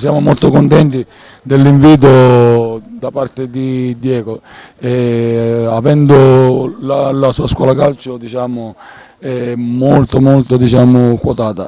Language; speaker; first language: Italian; native; Italian